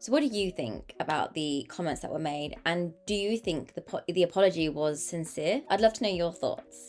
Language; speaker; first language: English; native; English